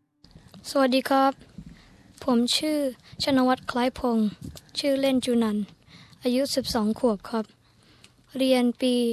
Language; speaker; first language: Thai; early bilingual, heritage; Thai